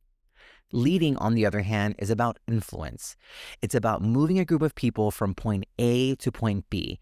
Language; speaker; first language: English; native; English